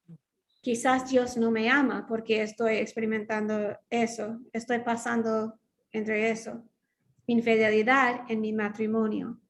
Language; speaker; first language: Spanish; non-native, fluent; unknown